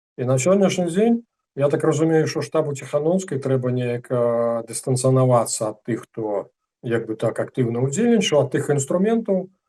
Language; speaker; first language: Belarusian; non-native, local second language; Russian